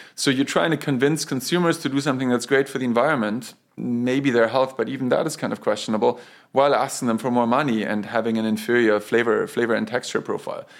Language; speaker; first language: English; non-native, fluent; German